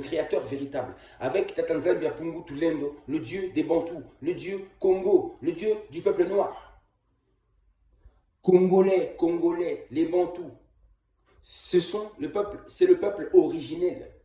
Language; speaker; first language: French; non-native, local second language; Kongo